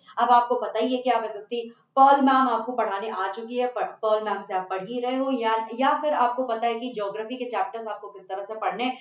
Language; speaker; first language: Hindi; non-native, local second language; Bangla